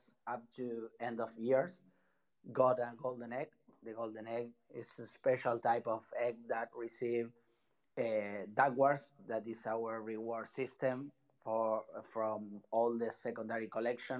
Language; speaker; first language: English; non-native, fluent; Spanish